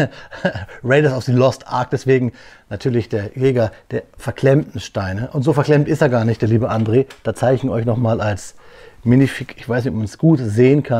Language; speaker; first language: German; native; German